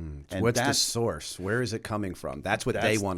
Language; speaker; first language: English; native; English